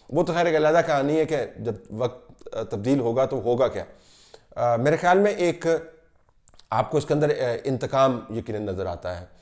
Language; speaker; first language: Urdu; native; Urdu